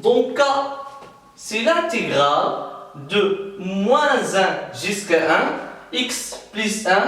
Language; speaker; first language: French; non-native, local second language; Arabic